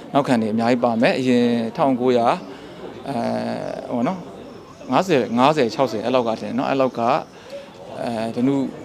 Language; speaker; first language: Burmese; non-native, local second language; Shan